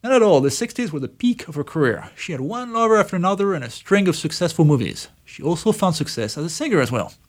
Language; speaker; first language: English; non-native, fluent; French